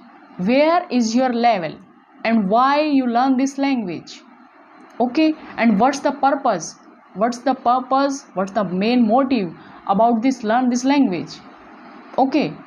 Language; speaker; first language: English; non-native, local second language; Hindi